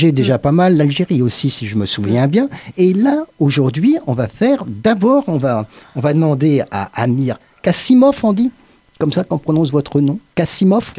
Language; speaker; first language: French; native; French